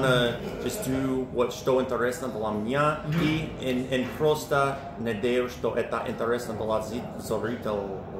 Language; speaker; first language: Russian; non-native, learner; English